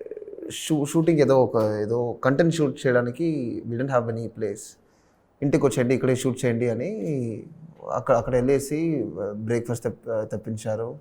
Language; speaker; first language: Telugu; non-native, learner; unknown